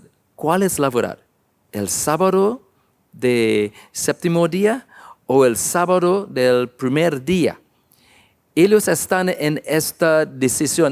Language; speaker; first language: Spanish; non-native, learner; English